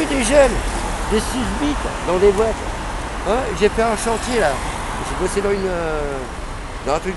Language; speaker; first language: French; native; French